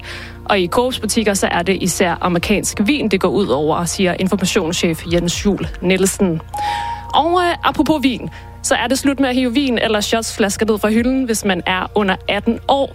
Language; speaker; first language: Danish; native; Danish